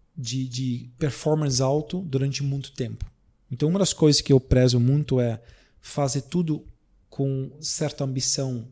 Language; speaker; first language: Portuguese; non-native, fluent; Dutch